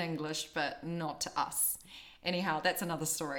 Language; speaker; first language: English; native; English